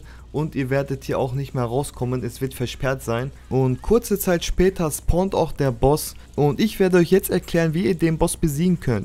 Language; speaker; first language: German; native; German